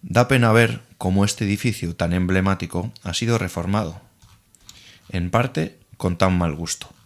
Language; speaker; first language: Spanish; non-native, local second language; Basque